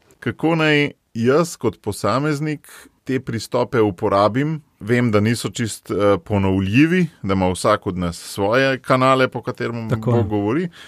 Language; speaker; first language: Slovenian; native; Slovenian